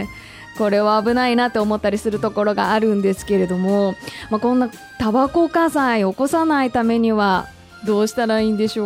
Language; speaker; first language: Japanese; native; Japanese